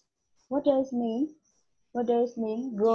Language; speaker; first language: English; non-native, learner; Vietnamese